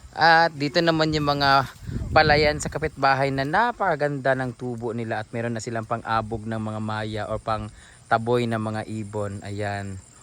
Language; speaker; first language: Filipino; non-native, local second language; Cebuano